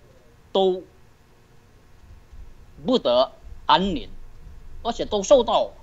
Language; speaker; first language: Chinese; native; Chinese